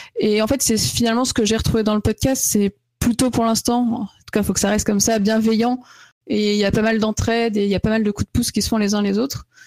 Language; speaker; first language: French; native; French